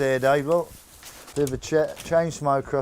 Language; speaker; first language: English; native; English